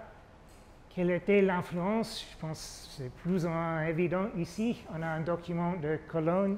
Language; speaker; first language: French; non-native, fluent; English